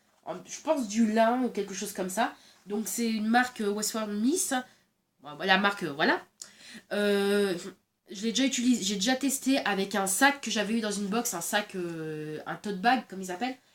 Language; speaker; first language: French; native; French